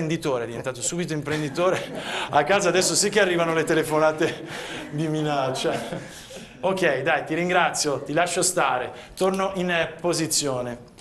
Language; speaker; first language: Italian; native; Italian